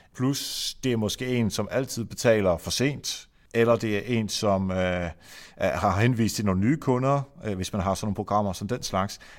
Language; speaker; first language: Danish; non-native, fluent; Dutch